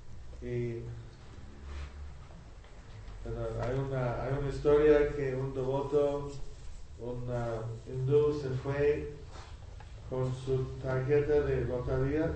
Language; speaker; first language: Spanish; non-native, learner; English